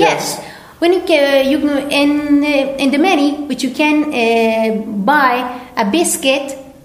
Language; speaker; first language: English; non-native, learner; Persian